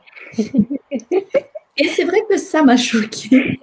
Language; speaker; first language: French; non-native, local second language; Malagasy